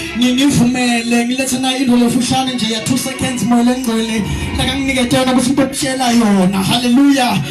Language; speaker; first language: Zulu; non-native, local second language; Swati